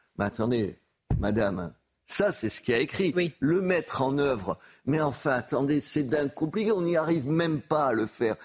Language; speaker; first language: French; native; French